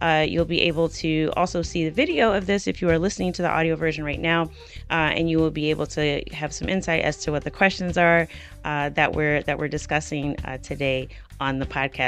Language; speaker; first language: English; native; English